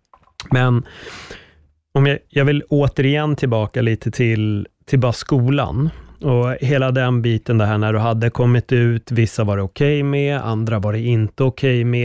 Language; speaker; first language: Swedish; native; Swedish